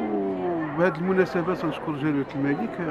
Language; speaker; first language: Arabic; native; Arabic